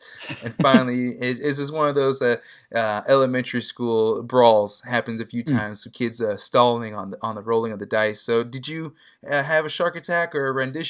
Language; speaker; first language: English; native; English